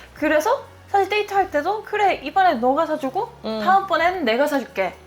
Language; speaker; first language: Korean; non-native, fluent; Finnish